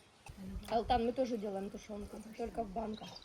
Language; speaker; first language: Russian; native; Russian